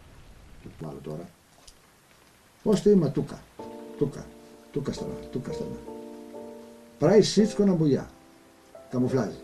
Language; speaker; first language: Bulgarian; non-native, learner; Greek